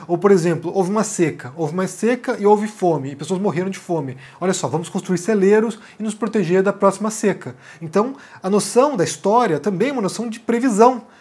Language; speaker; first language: Portuguese; native; Portuguese